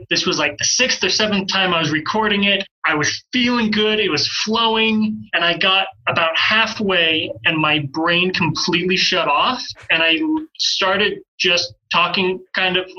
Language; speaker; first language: English; native; English